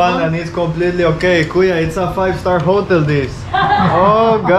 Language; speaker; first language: English; non-native, fluent; Spanish